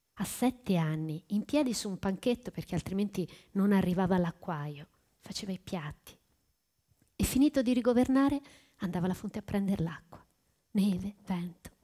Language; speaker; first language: Italian; native; Italian